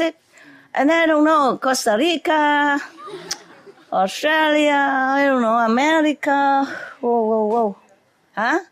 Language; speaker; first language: English; non-native, fluent; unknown